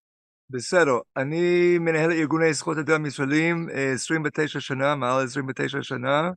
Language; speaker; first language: Hebrew; non-native, fluent; English